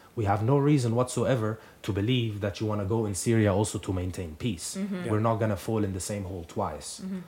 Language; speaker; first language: English; non-native, fluent; Arabic